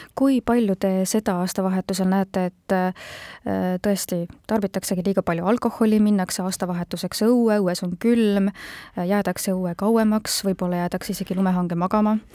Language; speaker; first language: Estonian; native; Estonian